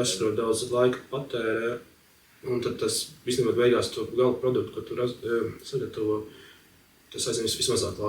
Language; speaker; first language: Latvian; native; Latvian